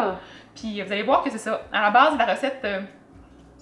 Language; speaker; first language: French; native; French